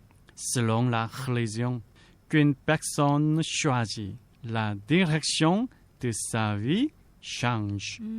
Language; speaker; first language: French; non-native, fluent; Korean